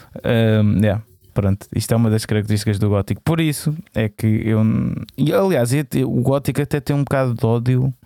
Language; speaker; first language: Portuguese; native; Portuguese